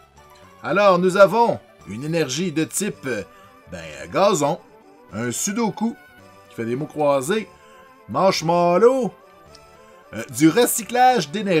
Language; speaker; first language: French; native; French